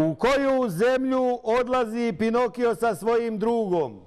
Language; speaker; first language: Bosnian; native; Bosnian